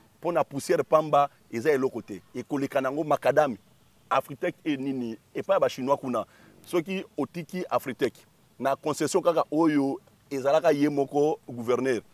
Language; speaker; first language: Lingala; native; Lingala